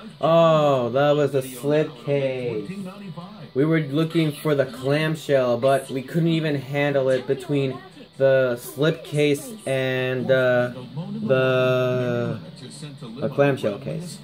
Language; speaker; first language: English; native; English